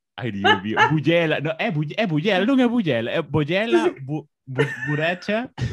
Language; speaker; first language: Galician; non-native, local second language; Spanish